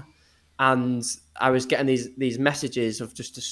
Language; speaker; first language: English; native; English